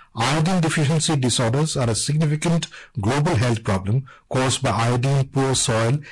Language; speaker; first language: English; non-native, local second language; Bangla